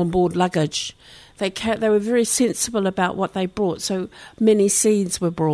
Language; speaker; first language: English; native; English